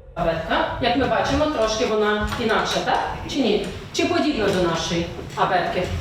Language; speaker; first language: Ukrainian; non-native, local second language; Hungarian